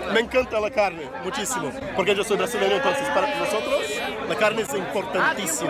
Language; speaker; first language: Spanish; non-native, fluent; Portuguese